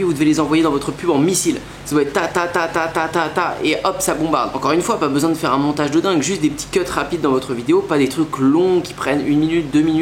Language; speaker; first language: French; native; French